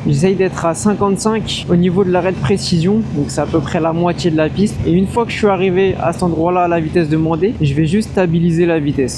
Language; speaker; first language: French; native; French